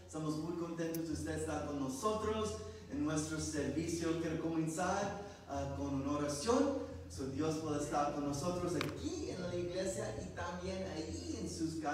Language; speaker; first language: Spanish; non-native, learner; English